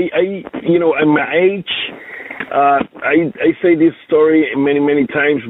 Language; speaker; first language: English; non-native, learner; Spanish